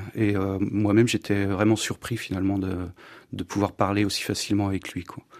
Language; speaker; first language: French; native; French